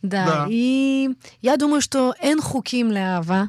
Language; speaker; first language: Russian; early bilingual, heritage; Russian